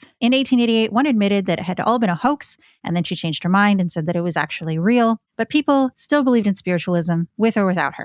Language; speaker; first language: English; native; English